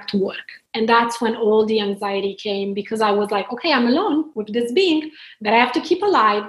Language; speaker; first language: English; non-native, fluent; Italian